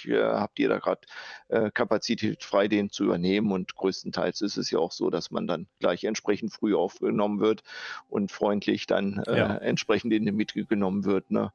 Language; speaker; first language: German; native; German